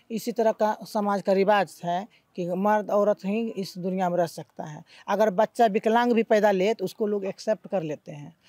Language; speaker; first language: Hindi; native; Hindi